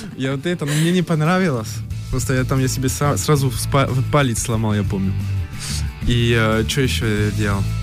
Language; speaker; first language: Russian; early bilingual, heritage; Russian